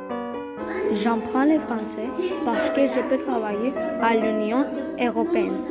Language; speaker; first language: French; non-native, learner; Greek